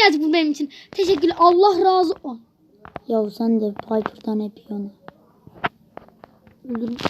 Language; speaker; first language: Turkish; native; Turkish